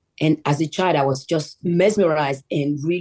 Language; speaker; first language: English; non-native, fluent; Yoruba